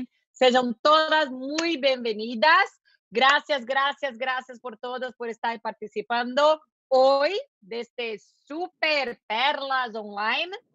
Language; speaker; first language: Spanish; non-native, learner; Portuguese